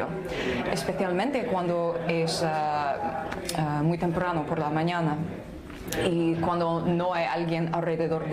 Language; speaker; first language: Spanish; non-native, fluent; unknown